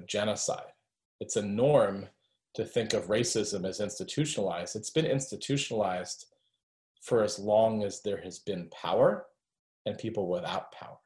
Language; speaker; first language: English; native; English